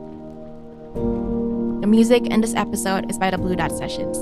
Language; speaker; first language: English; non-native, local second language; Filipino